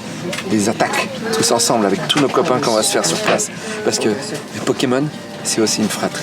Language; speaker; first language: French; native; French